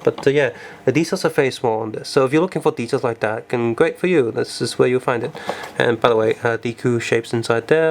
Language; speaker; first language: English; native; English